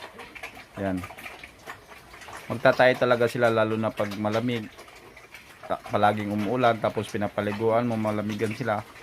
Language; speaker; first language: Filipino; native; Filipino